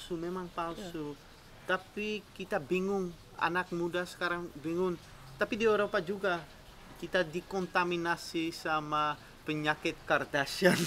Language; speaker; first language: Indonesian; non-native, fluent; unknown